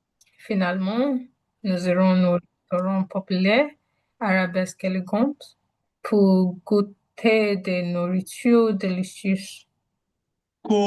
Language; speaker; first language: French; non-native, learner; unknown